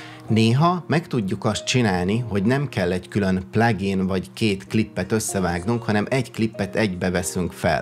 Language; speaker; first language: Hungarian; native; Hungarian